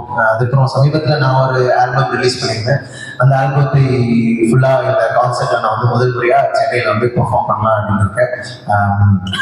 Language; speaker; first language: Tamil; native; Tamil